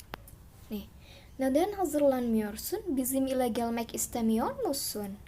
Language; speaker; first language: Turkish; non-native, fluent; Indonesian